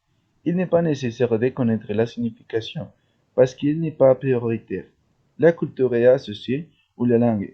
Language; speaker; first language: French; non-native, learner; Spanish